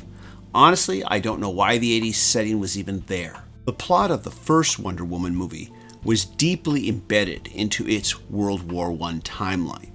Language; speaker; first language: English; native; English